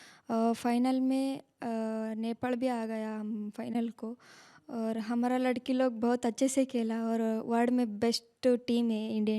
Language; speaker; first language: Hindi; non-native, local second language; Kannada